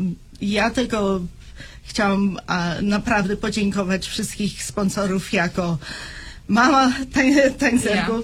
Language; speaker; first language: Polish; early bilingual, heritage; Polish